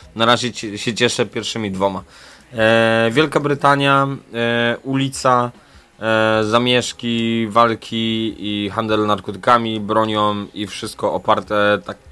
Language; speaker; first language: Polish; native; Polish